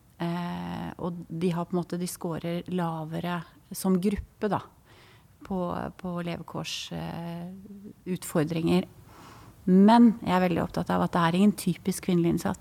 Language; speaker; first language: Norwegian; native; Norwegian